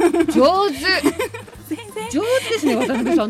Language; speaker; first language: Japanese; native; Japanese